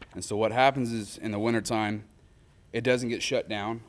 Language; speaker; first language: English; native; English